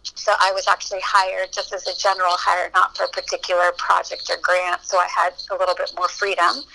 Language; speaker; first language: English; early bilingual, other home language; Spanish